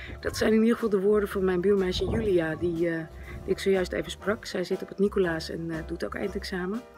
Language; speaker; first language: Dutch; native; Dutch